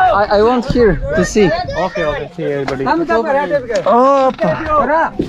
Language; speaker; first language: English; non-native, learner; Polish